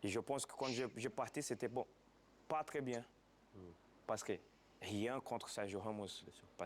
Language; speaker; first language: French; non-native, fluent; Portuguese